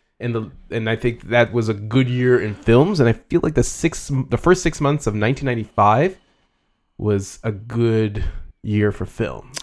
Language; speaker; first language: English; early bilingual, other home language; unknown